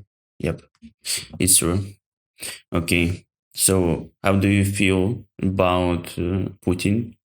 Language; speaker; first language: English; non-native, learner; Ukrainian